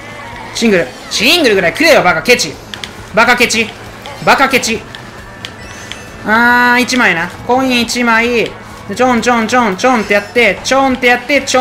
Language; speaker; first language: Japanese; native; Japanese